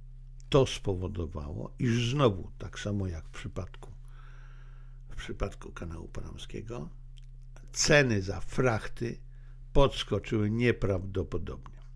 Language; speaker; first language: Polish; native; Polish